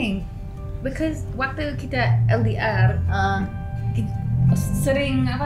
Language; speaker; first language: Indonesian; non-native, learner; English